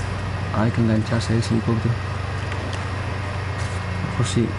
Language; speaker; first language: Spanish; native; Spanish